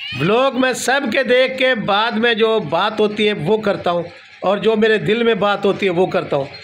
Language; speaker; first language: Urdu; non-native, local second language; Punjabi